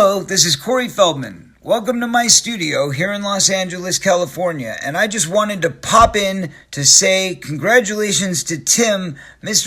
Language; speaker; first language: English; native; English